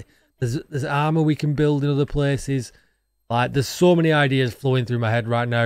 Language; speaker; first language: English; native; English